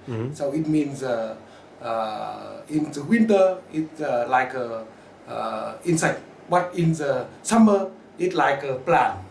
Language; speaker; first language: English; non-native, learner; Vietnamese